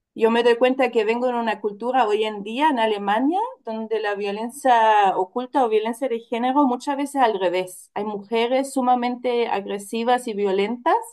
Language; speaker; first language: Spanish; non-native, fluent; German